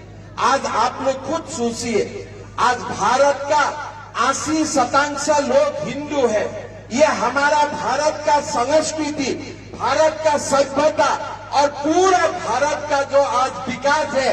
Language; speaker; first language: Hindi; non-native, local second language; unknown